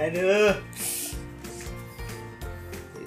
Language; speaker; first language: Indonesian; native; Indonesian